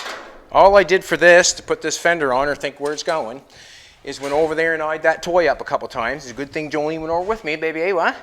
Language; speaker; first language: English; native; English